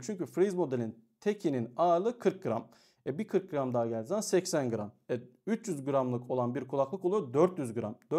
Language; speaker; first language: Turkish; native; Turkish